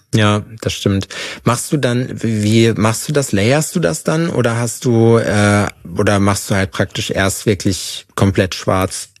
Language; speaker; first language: German; native; German